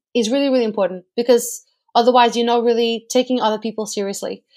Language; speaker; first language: English; non-native, fluent; Portuguese